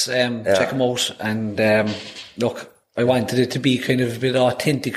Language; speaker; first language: English; native; English